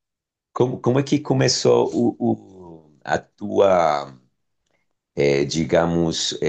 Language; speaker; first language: Portuguese; non-native, fluent; Spanish